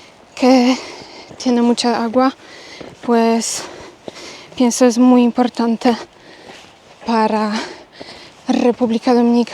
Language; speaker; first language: Spanish; non-native, learner; Polish